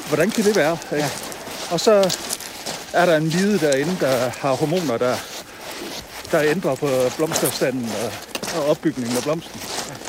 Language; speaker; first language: Danish; native; Danish